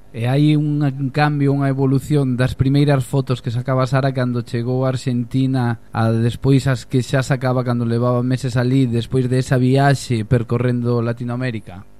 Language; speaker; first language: Galician; native; Galician